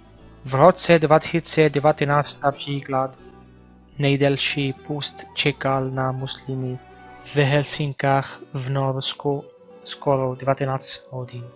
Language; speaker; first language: Czech; non-native, learner; Arabic